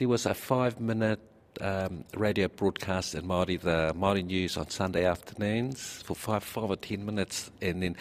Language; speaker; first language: English; native; English